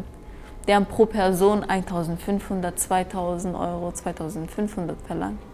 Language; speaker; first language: German; early bilingual, other home language; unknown